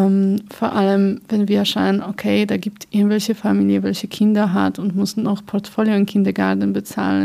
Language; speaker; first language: German; non-native, fluent; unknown